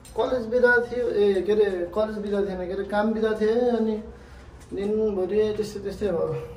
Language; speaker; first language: Nepali; native; Nepali